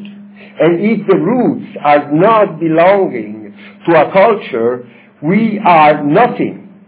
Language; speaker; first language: English; non-native, fluent; Italian